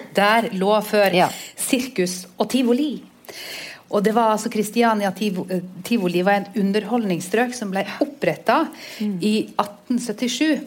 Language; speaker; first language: Norwegian; native; Norwegian